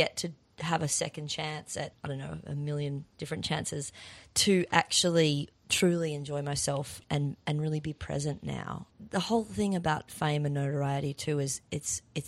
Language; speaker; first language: English; native; English